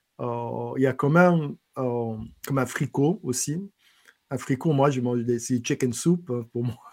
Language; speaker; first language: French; non-native, local second language; English